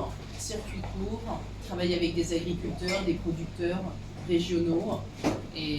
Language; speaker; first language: French; native; French